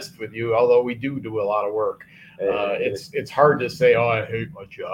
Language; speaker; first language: English; native; English